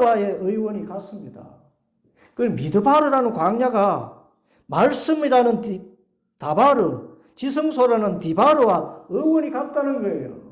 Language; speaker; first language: Korean; native; Korean